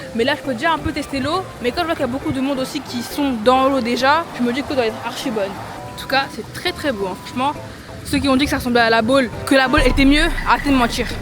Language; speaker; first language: French; native; French